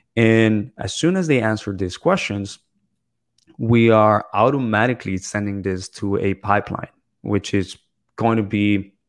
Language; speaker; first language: English; non-native, fluent; Spanish